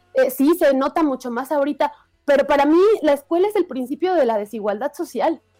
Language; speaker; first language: Spanish; native; Spanish